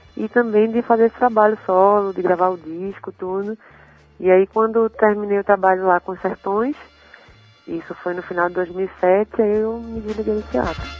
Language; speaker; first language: Portuguese; native; Portuguese